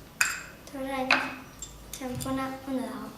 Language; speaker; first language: Basque; non-native, learner; Spanish